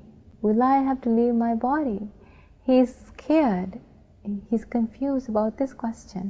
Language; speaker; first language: English; non-native, local second language; Sinhala